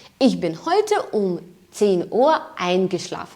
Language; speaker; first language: German; non-native, learner; Ukrainian